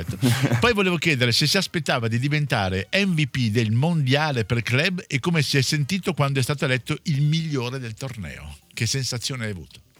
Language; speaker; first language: Italian; native; Italian